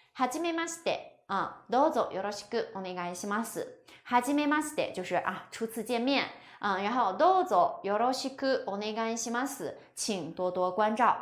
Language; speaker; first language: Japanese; non-native, fluent; Chinese